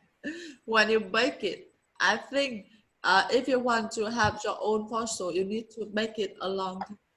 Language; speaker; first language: English; non-native, learner; Vietnamese